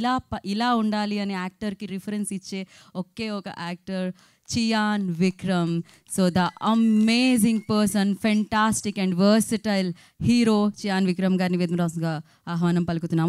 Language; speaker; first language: Telugu; native; Telugu